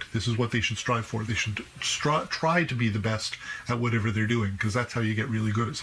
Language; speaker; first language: English; native; English